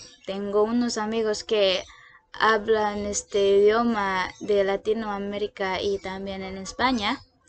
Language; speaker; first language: Spanish; non-native, learner; Indonesian